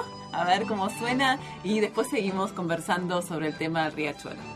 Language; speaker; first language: Spanish; native; Spanish